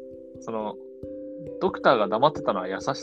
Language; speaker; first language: Japanese; native; Japanese